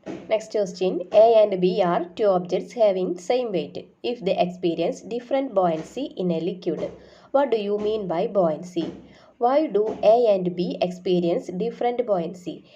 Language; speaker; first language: English; non-native, local second language; Malayalam